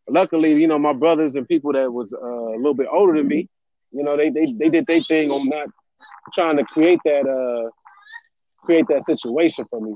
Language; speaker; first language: English; native; English